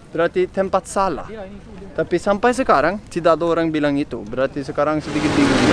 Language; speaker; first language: Indonesian; non-native, fluent; Norwegian